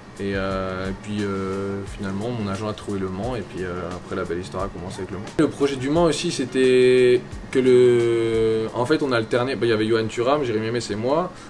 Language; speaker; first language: French; native; French